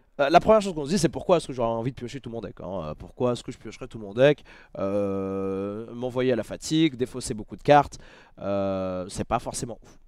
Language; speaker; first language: French; native; French